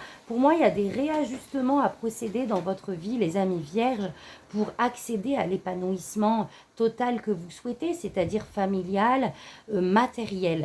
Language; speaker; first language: French; native; French